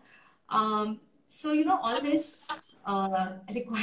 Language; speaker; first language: English; non-native, local second language; Hindi